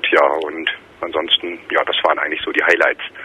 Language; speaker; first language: German; native; German